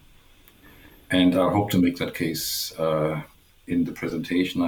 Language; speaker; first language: English; non-native, fluent; German